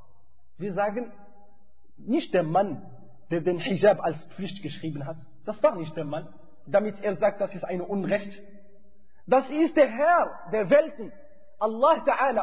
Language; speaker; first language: German; non-native, fluent; Arabic